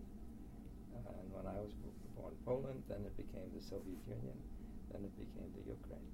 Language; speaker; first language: English; early bilingual, other home language; Polish